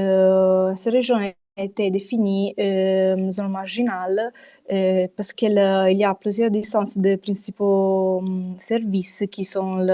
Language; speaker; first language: French; non-native, fluent; Italian